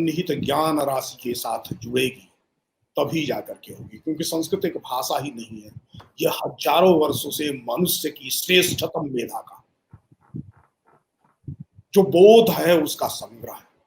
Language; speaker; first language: Hindi; native; Hindi